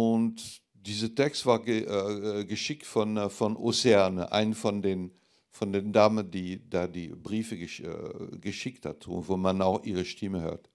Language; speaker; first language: German; non-native, fluent; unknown